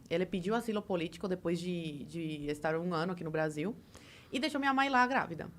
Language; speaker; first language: Portuguese; early bilingual, other home language; Spanish